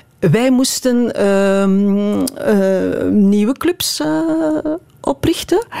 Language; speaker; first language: Dutch; native; Dutch